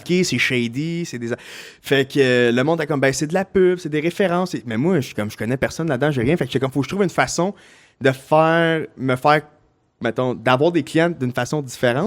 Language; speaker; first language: French; native; French